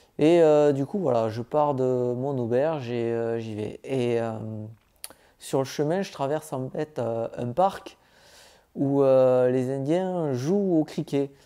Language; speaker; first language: French; native; French